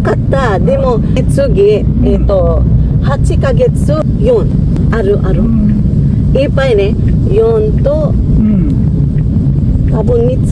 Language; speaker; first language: Japanese; non-native, learner; Filipino